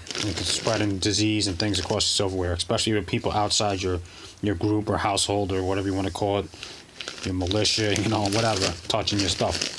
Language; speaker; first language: English; native; English